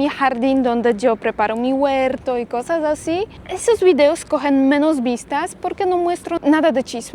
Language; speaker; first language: Spanish; non-native, fluent; Polish